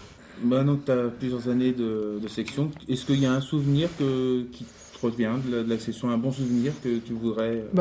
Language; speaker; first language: French; native; French